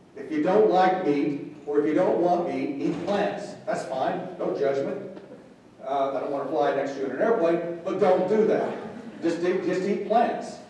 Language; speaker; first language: English; native; English